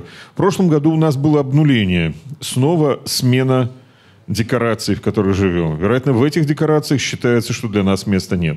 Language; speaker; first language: Russian; native; Russian